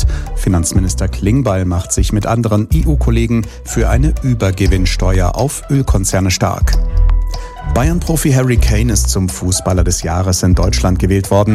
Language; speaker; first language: German; native; German